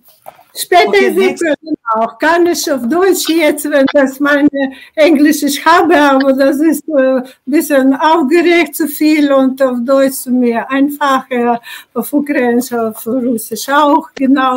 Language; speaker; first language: German; non-native, learner; Ukrainian